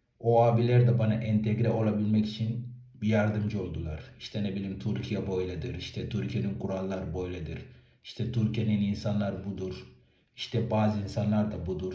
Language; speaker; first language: Turkish; non-native, fluent; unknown